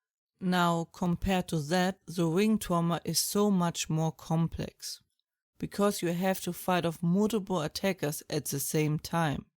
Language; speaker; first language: English; non-native, fluent; German